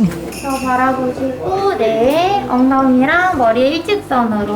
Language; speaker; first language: Korean; native; Korean